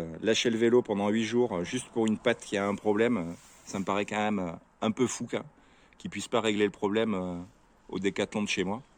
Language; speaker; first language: French; native; French